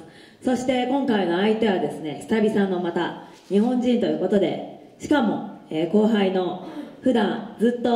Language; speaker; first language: Japanese; native; Japanese